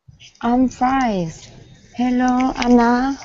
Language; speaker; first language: English; non-native, learner; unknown